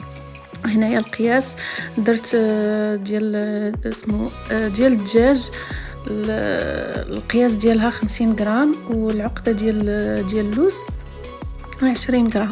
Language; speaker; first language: Arabic; native; Arabic